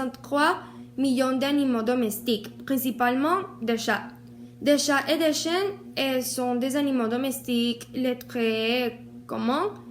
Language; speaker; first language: French; non-native, learner; Spanish